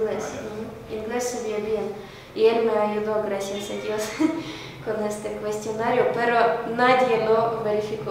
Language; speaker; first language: Spanish; non-native, learner; Ukrainian